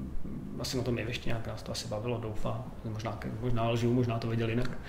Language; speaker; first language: Czech; native; Czech